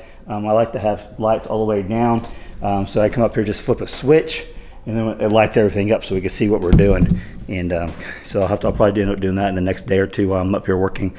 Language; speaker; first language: English; native; English